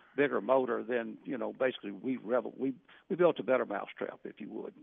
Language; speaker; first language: English; native; English